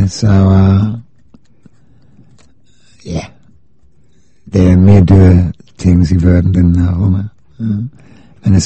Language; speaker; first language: Danish; non-native, fluent; English